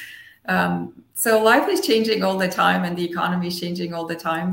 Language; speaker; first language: English; non-native, fluent; Armenian